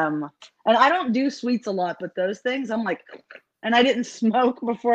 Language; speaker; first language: English; native; English